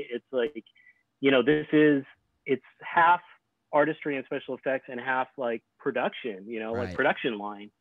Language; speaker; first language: English; native; English